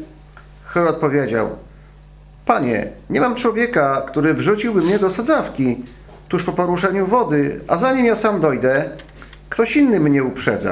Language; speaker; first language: Polish; native; Polish